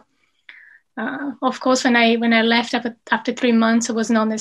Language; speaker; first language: English; non-native, fluent; Portuguese